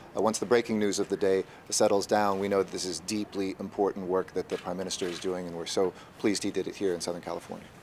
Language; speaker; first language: English; native; English